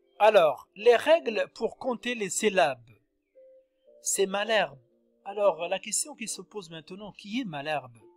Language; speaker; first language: French; non-native, local second language; Arabic